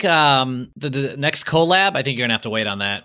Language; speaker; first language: English; early bilingual, other home language; Polish